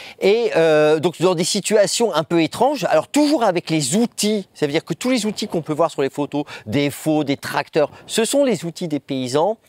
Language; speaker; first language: French; native; French